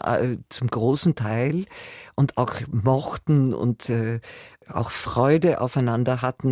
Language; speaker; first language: German; native; German